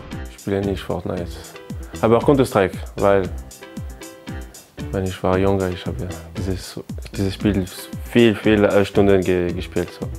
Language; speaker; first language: German; non-native, learner; French